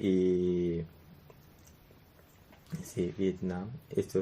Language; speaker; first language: Spanish; non-native, learner; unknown